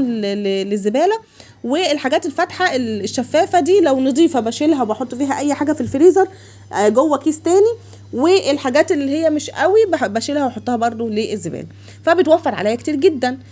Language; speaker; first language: Arabic; native; Arabic